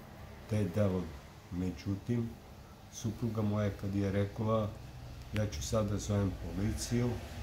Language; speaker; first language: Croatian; non-native, local second language; Romany